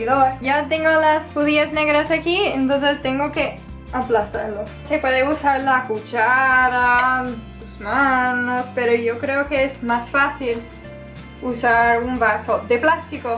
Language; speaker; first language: Spanish; non-native, fluent; English